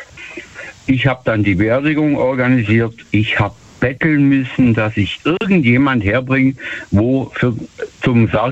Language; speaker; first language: German; native; German